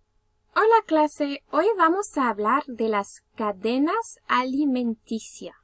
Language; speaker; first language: Spanish; early bilingual, heritage; Spanish